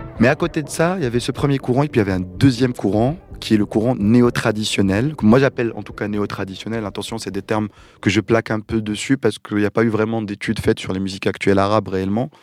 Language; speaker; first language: French; non-native, local second language; Arabic